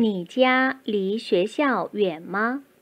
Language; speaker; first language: Chinese; non-native, fluent; Korean